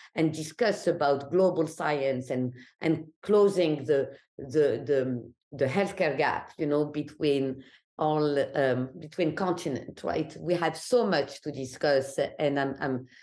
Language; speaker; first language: English; non-native, fluent; Arabic